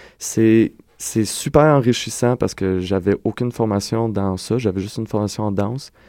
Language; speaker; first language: French; native; French